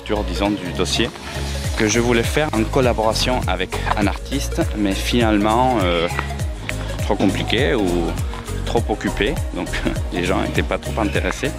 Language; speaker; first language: French; non-native, fluent; Spanish